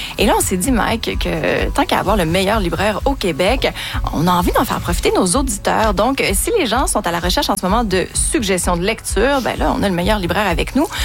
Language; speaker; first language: French; native; French